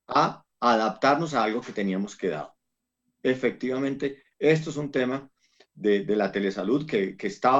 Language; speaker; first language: Spanish; native; Spanish